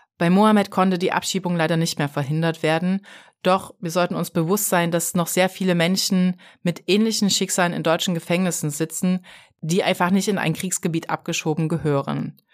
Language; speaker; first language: German; native; German